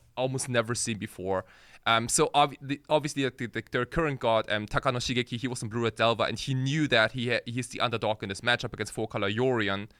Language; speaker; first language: English; early bilingual, other home language; Japanese